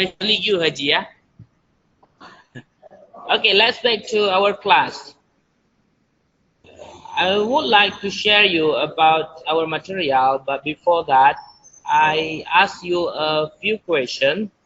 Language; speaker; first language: English; non-native, learner; Indonesian